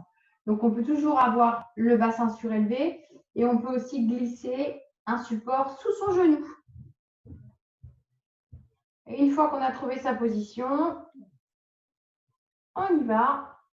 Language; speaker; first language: French; native; French